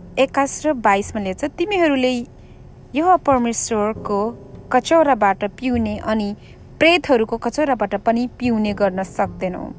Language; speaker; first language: Nepali; early bilingual, heritage; Nepali